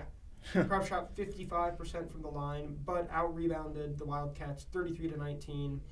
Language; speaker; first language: English; native; English